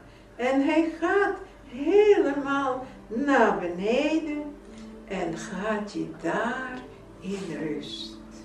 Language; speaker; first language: Dutch; non-native, fluent; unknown